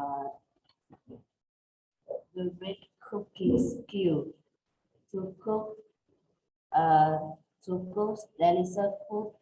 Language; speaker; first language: English; non-native, learner; Vietnamese